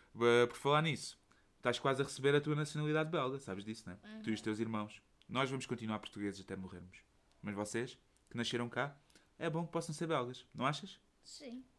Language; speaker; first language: Portuguese; native; Portuguese